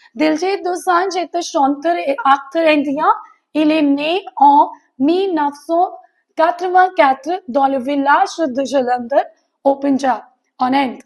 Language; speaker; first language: French; non-native, fluent; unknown